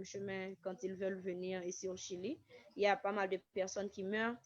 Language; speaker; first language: French; non-native, local second language; Haitian Creole